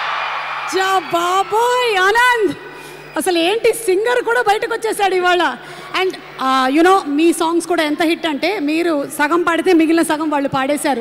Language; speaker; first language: Telugu; native; Telugu